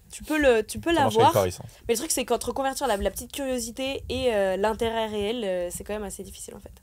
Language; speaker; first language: French; native; French